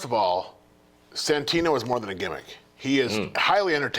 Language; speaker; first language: English; native; English